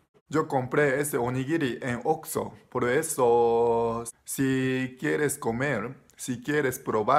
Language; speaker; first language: Spanish; non-native, learner; Japanese